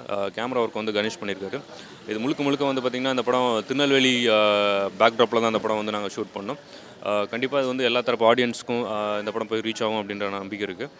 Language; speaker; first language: Tamil; native; Tamil